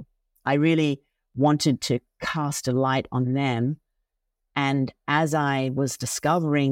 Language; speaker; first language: English; native; English